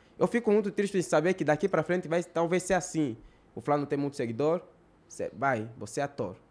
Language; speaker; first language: Portuguese; native; Portuguese